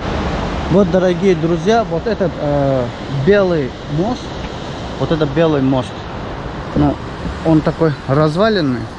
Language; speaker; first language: Russian; non-native, fluent; Azerbaijani